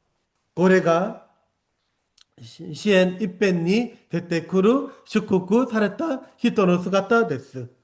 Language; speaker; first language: Japanese; non-native, fluent; Korean